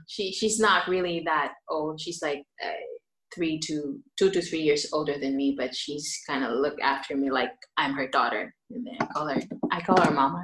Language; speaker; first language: English; non-native, local second language; Filipino